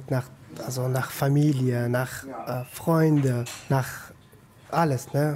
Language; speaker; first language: German; non-native, fluent; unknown